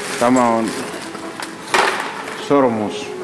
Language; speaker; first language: Finnish; non-native, learner; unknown